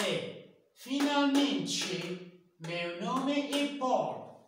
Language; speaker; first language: Portuguese; non-native, learner; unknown